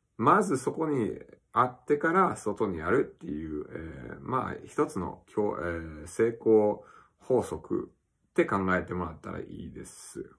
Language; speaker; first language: Japanese; early bilingual, other home language; English